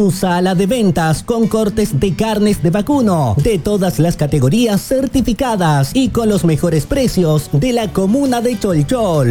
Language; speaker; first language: Spanish; native; Spanish